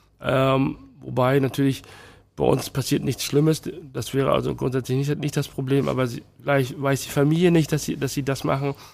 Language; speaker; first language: German; early bilingual, other home language; Chinese